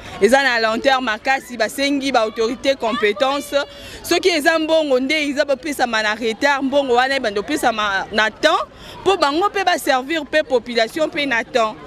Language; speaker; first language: Lingala; native; Lingala